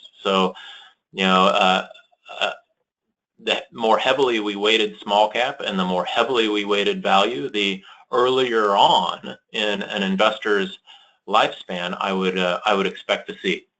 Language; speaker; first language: English; native; English